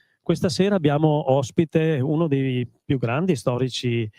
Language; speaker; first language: Italian; native; Italian